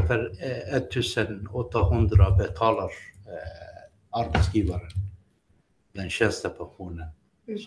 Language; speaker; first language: Swedish; non-native, fluent; Greek